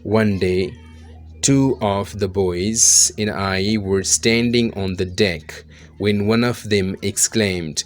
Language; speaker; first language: English; non-native, local second language; Urdu